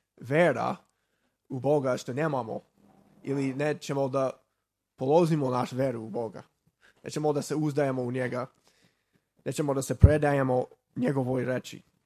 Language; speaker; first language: Serbian; non-native, fluent; Slovak